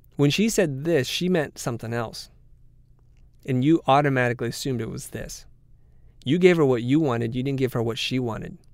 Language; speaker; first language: English; native; English